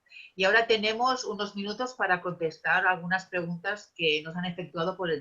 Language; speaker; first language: Spanish; native; Spanish